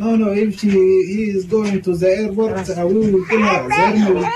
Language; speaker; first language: English; non-native, learner; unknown